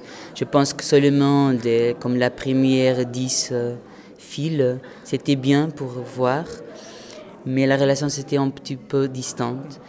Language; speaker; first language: French; non-native, fluent; Portuguese